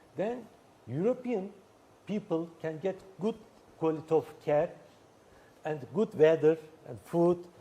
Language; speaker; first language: English; non-native, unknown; Turkish